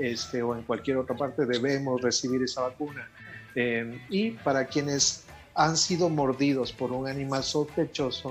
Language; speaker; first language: Spanish; native; Spanish